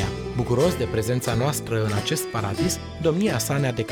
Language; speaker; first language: Romanian; native; Romanian